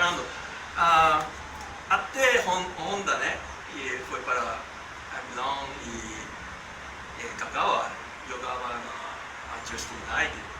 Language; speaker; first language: Portuguese; non-native, learner; Japanese